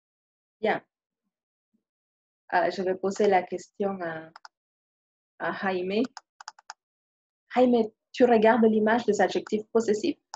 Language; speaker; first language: French; non-native, fluent; Spanish